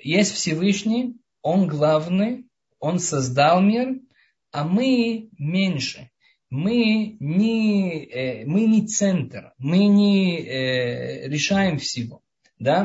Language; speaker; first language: Russian; early bilingual, heritage; Russian